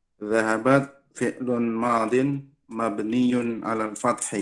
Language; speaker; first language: Arabic; non-native, learner; Indonesian